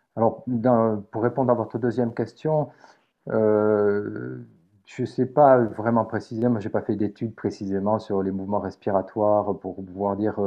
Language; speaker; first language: French; native; French